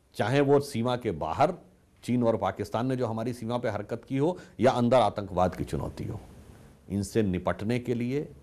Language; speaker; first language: Hindi; native; Hindi